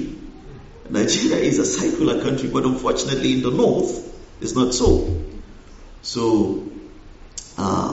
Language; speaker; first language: English; non-native, local second language; Hausa